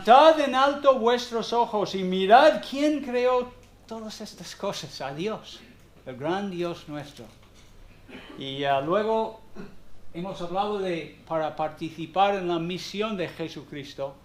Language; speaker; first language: Spanish; non-native, fluent; English